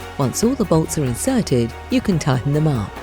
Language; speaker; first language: English; native; English